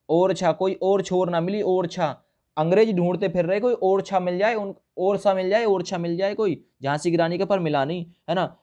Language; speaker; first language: Hindi; native; Hindi